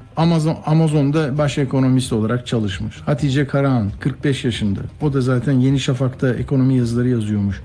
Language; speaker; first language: Turkish; native; Turkish